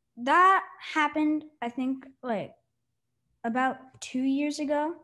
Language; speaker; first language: English; native; English